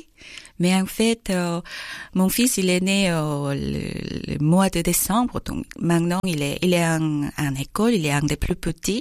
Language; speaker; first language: French; non-native, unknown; Korean